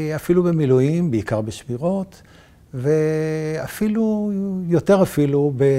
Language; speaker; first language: Hebrew; native; Hebrew